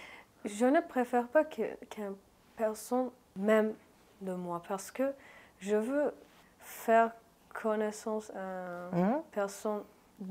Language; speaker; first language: French; non-native, learner; Turkish